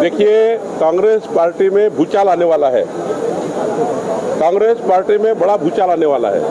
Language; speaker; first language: Hindi; non-native, local second language; Marathi